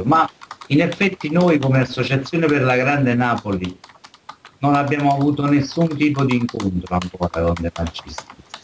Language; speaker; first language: Italian; native; Italian